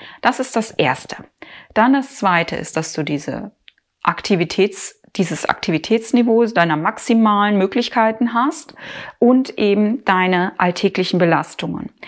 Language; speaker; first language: German; native; German